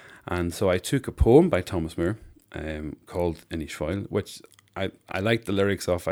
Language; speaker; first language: English; native; English